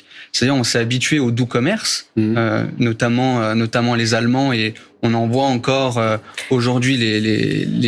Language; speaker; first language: French; native; French